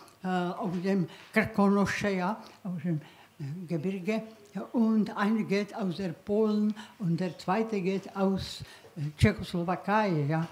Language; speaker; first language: German; non-native, learner; Czech